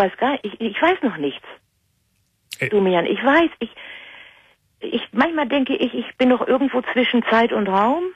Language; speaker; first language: German; native; German